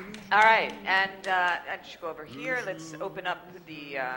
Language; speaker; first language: English; native; English